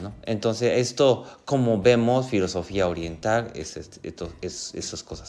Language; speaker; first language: Spanish; non-native, learner; Japanese